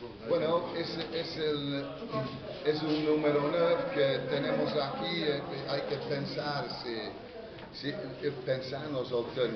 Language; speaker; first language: Spanish; non-native, fluent; English